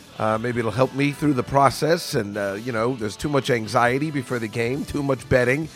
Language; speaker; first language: English; native; English